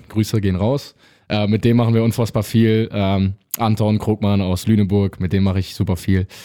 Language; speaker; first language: German; native; German